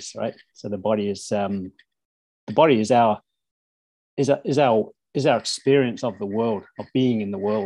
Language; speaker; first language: English; native; English